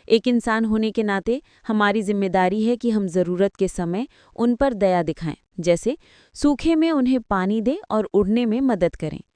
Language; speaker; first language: Hindi; non-native, local second language; Malayalam